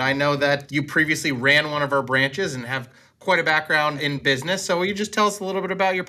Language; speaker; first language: English; native; English